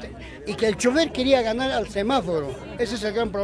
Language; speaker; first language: Spanish; native; Spanish